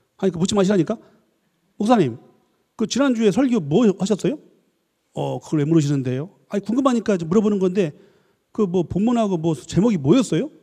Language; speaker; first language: Korean; native; Korean